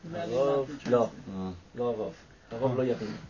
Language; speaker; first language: Hebrew; non-native, fluent; English